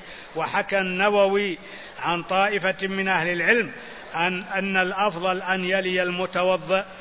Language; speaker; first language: Arabic; native; Arabic